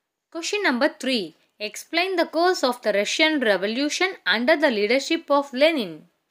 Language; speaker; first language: English; non-native, local second language; Tamil